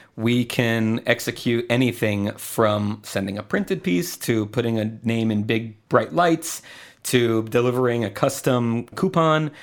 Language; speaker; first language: English; non-native, fluent; Spanish